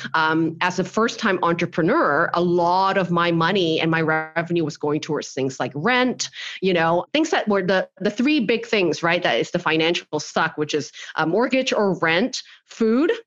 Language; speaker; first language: English; early bilingual, other home language; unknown